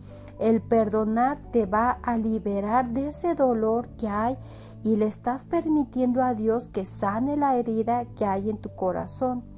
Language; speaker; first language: Spanish; native; Spanish